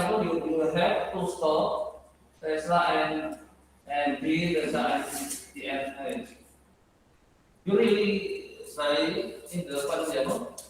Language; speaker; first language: English; non-native, learner; Indonesian